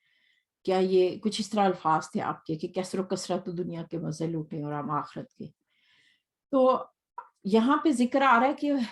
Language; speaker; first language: Urdu; native; Urdu